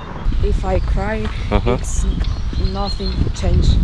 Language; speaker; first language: English; non-native, learner; Russian